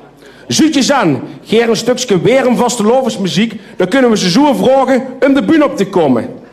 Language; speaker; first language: Dutch; native; Dutch